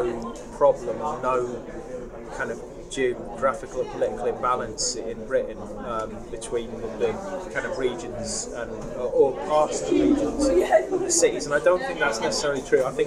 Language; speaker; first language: English; native; English